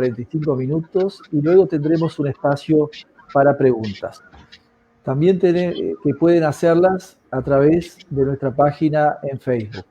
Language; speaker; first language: Spanish; native; Spanish